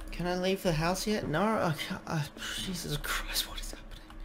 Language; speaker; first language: English; native; English